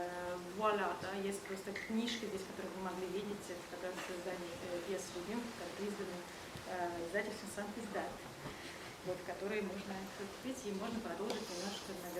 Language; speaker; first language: Russian; native; Russian